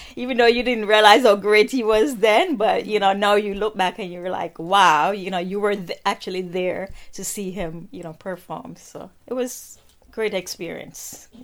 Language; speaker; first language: English; non-native, local second language; Jamaican Creole English